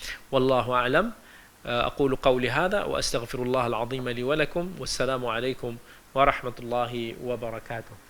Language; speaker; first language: Arabic; non-native, fluent; Malay